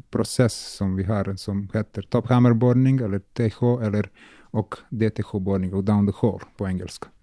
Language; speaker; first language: Swedish; non-native, learner; Serbian